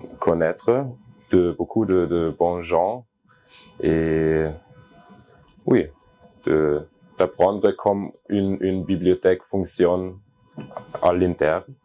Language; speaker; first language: French; non-native, learner; German